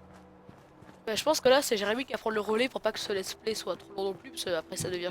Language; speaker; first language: French; native; French